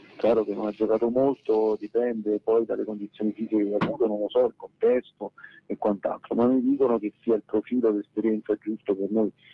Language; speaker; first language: Italian; native; Italian